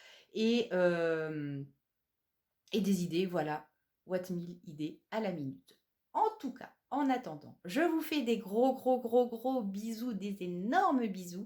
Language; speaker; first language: French; native; French